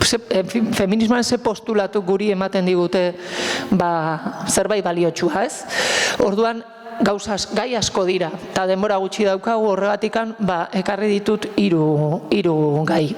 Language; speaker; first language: Basque; native; Basque